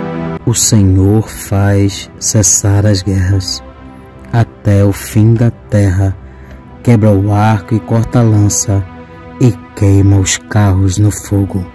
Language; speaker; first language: Portuguese; native; Portuguese